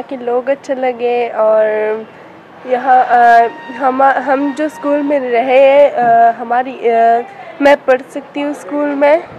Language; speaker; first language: Hindi; non-native, fluent; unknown